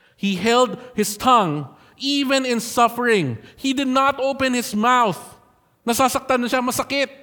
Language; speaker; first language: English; non-native, local second language; Filipino